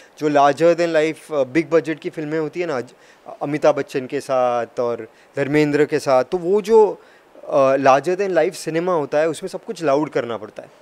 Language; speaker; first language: Hindi; native; Hindi